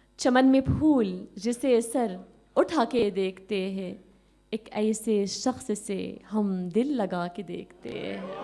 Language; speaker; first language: Urdu; non-native, fluent; Arabic